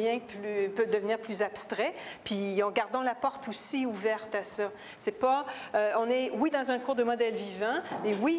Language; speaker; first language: French; native; French